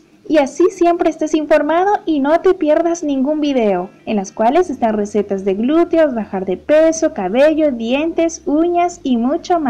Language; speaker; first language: Spanish; native; Spanish